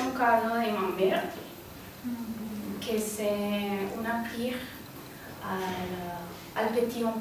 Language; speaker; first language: French; non-native, learner; Spanish